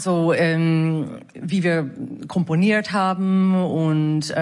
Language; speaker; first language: German; non-native, fluent; English